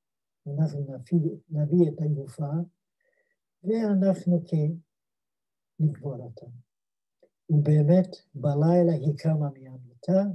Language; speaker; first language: Hebrew; non-native, fluent; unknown